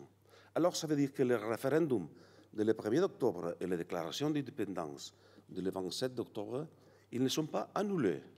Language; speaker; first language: French; non-native, learner; Catalan